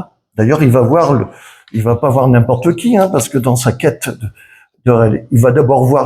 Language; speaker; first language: French; native; French